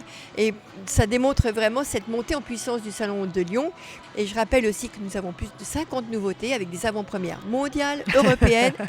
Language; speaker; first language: French; native; French